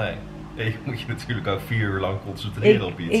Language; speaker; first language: Dutch; native; Dutch